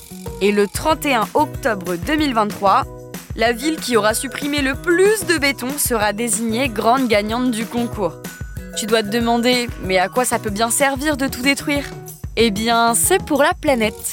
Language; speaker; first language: French; native; French